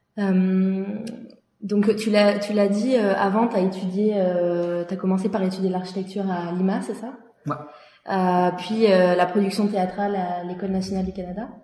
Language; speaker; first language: French; native; French